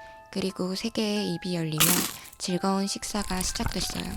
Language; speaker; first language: Korean; native; Korean